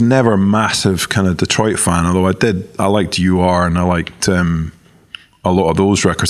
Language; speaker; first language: English; native; English